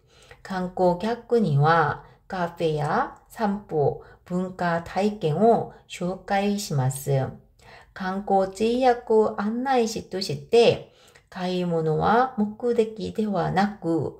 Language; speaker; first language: Japanese; non-native, fluent; Korean